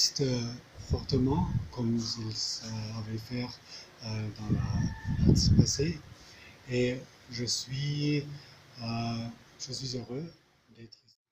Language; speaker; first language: French; non-native, learner; German